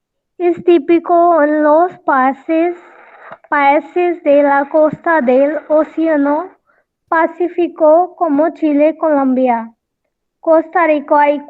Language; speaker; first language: Spanish; non-native, learner; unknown